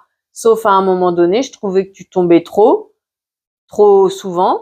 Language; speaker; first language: French; native; French